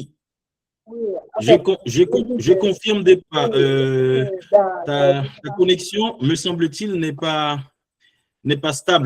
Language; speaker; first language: French; non-native, local second language; Haitian Creole